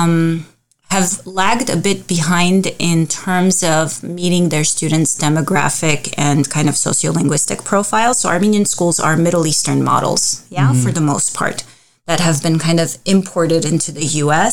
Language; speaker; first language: English; early bilingual, other home language; Armenian